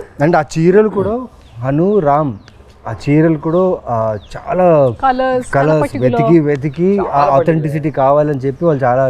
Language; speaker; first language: Telugu; native; Telugu